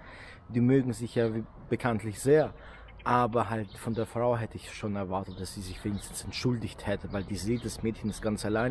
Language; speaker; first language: German; native; German